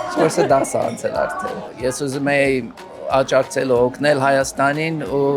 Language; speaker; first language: Armenian; early bilingual, heritage; Armenian